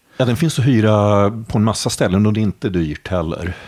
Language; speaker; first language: Swedish; native; Swedish